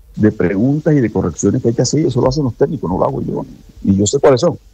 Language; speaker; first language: Spanish; native; Spanish